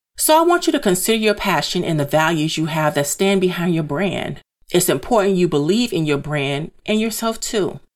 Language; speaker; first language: English; native; English